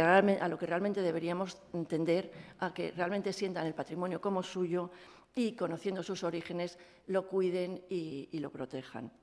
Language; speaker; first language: Spanish; native; Spanish